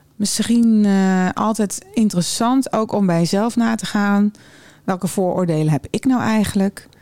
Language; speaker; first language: Dutch; early bilingual, other home language; German